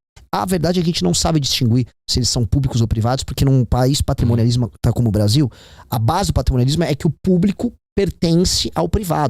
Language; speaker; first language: Portuguese; native; Portuguese